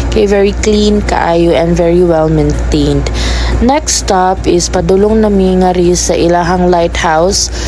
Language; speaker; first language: Filipino; non-native, local second language; Cebuano